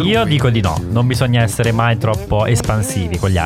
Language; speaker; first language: Italian; native; Italian